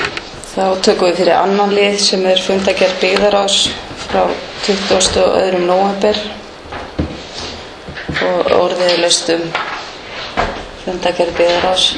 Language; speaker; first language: Icelandic; native; Icelandic